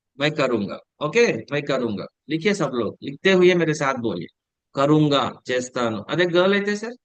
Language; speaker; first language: Hindi; non-native, local second language; Telugu